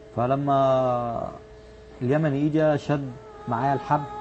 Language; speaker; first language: Arabic; native; Arabic